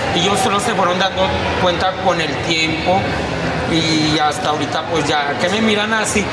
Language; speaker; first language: Spanish; native; Spanish